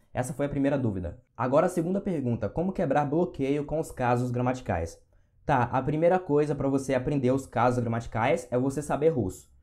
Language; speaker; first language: Portuguese; native; Portuguese